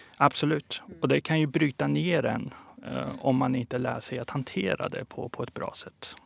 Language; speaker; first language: Swedish; early bilingual, other home language; Persian